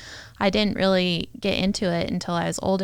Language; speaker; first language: English; native; English